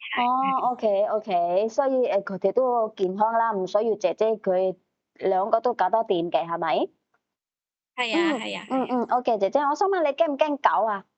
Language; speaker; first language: Cantonese; native; Cantonese